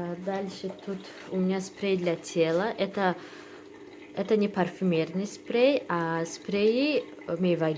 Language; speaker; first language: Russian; non-native, learner; Tajik